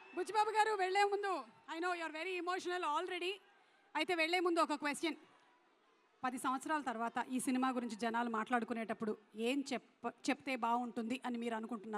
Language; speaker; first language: Telugu; native; Telugu